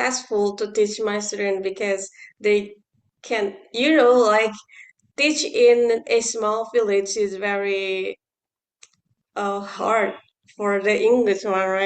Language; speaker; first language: English; non-native, fluent; Indonesian